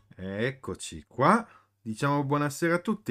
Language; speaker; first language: Italian; native; Italian